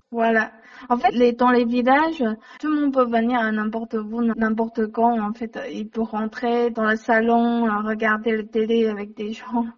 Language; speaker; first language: French; non-native, learner; Chinese